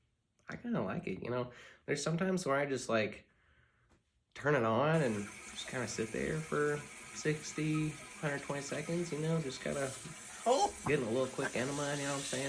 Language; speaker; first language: English; native; English